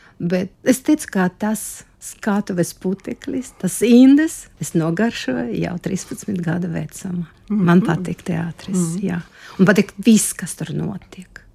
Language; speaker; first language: Latvian; non-native, local second language; Russian